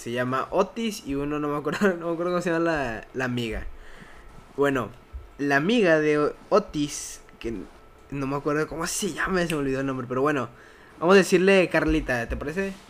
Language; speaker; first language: Spanish; native; Spanish